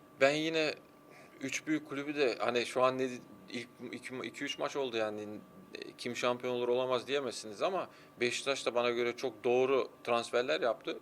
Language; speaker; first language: Turkish; early bilingual, heritage; Turkish